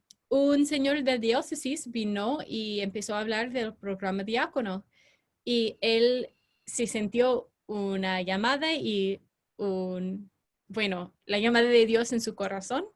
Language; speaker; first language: Spanish; non-native, fluent; English